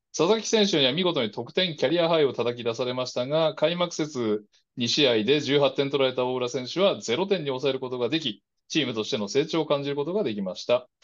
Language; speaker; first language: Japanese; native; Japanese